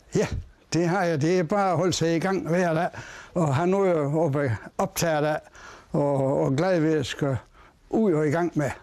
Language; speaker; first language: Danish; native; Danish